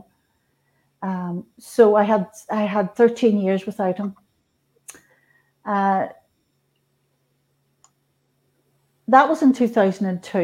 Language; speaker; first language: English; native; English